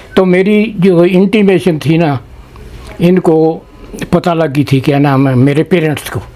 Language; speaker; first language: Urdu; non-native, local second language; Punjabi